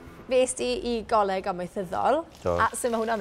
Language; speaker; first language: Welsh; native; Welsh